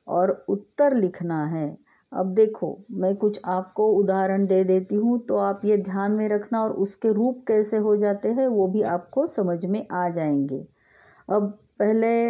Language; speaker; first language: Hindi; non-native, local second language; Marathi